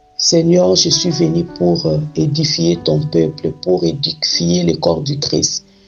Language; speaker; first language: French; non-native, local second language; Lingala